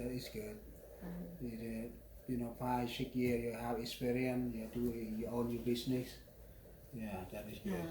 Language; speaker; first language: English; non-native, learner; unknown